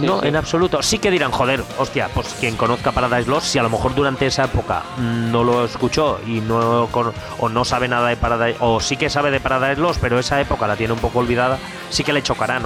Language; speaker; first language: Spanish; native; Spanish